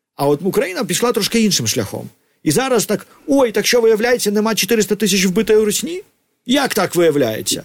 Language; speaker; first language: Ukrainian; native; Ukrainian